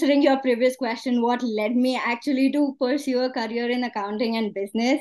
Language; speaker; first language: English; non-native, local second language; Hindi